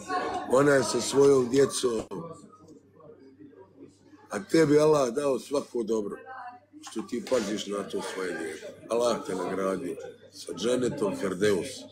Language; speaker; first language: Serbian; early bilingual, heritage; Bosnian